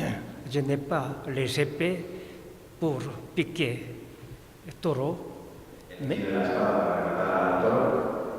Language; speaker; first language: French; non-native, fluent; Korean